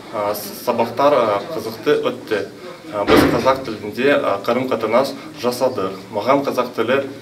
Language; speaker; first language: Kazakh; non-native, local second language; Russian